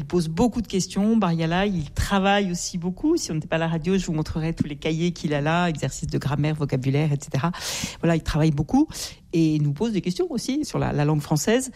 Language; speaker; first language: French; native; French